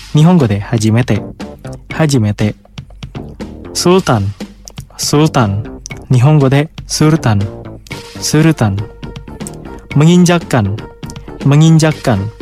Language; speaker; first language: Japanese; non-native, fluent; Indonesian